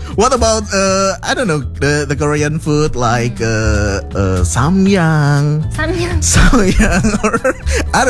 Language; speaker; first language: English; non-native, learner; Indonesian